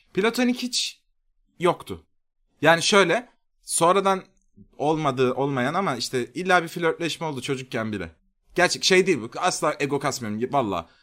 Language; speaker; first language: Turkish; native; Turkish